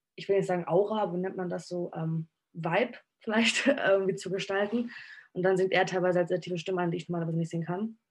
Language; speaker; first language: German; native; German